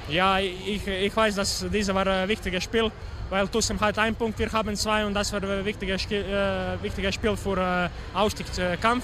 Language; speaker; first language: German; non-native, learner; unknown